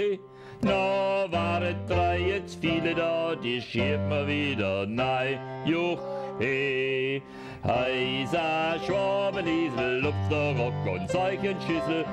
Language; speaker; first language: German; native; German